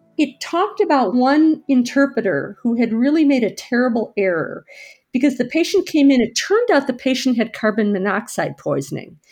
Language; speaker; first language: English; native; English